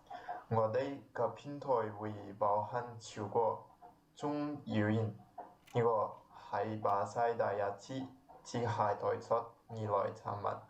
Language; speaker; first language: Chinese; non-native, learner; Portuguese